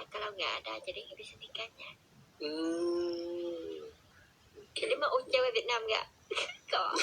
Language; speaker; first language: Indonesian; non-native, learner; Vietnamese